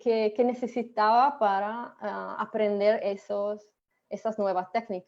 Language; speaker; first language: Spanish; non-native, fluent; Italian